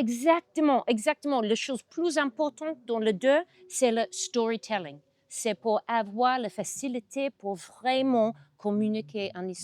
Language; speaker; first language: French; non-native, learner; English